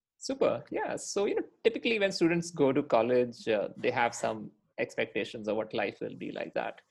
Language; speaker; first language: English; non-native, local second language; Hindi